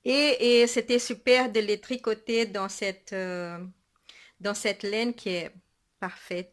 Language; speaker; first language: French; non-native, fluent; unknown